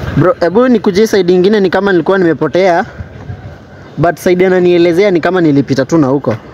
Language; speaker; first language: Swahili; native; Swahili